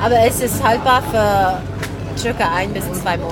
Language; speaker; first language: German; non-native, learner; Korean